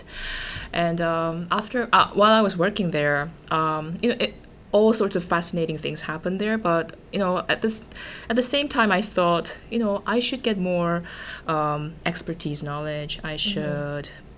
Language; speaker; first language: English; non-native, fluent; Korean